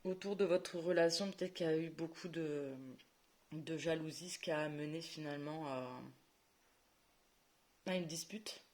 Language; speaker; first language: French; native; French